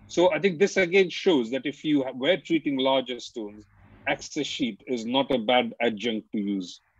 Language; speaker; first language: English; non-native, local second language; Hindi